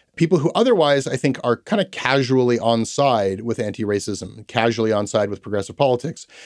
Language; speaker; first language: English; native; English